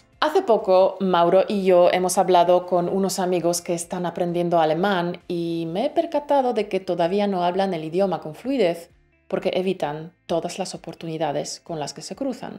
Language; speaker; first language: Spanish; native; Spanish